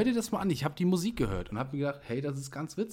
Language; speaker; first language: German; native; German